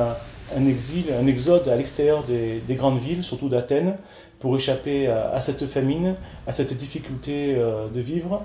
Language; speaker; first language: French; native; French